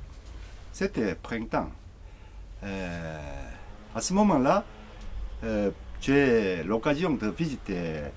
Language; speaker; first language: French; non-native, learner; Korean